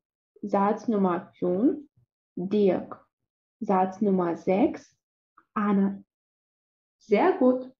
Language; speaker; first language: German; non-native, fluent; Russian